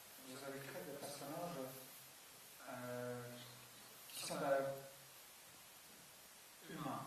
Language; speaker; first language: French; non-native, fluent; Estonian